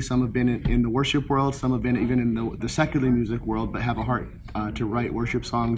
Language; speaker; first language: English; native; English